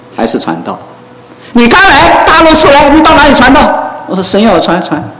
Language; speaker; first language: Chinese; non-native, local second language; Cantonese